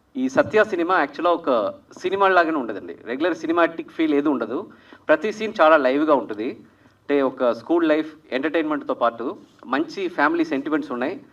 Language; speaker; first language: Telugu; native; Telugu